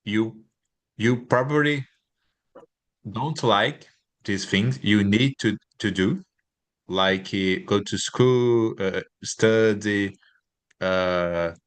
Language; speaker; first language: English; non-native, learner; Portuguese